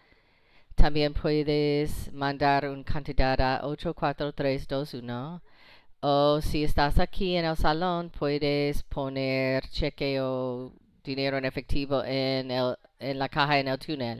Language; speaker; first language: Spanish; non-native, fluent; English